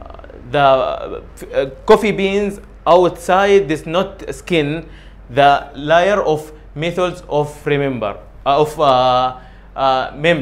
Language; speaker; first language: English; non-native, learner; Arabic